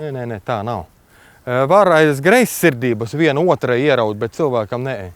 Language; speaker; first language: Latvian; native; Latvian